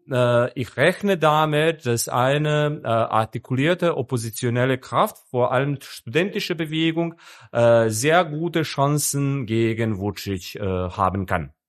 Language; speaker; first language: German; non-native, fluent; Serbian